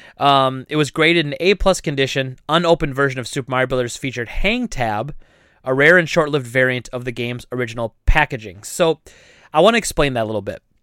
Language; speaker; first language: English; native; English